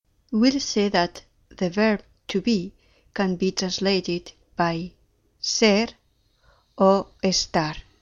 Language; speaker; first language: English; non-native, fluent; Spanish